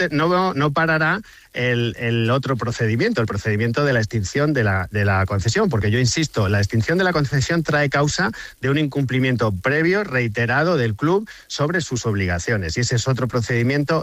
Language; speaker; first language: Spanish; native; Spanish